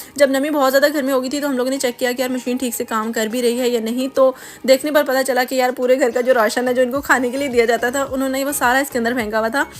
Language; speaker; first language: Urdu; native; Urdu